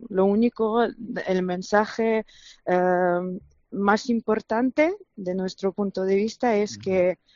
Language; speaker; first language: Spanish; non-native, fluent; Ukrainian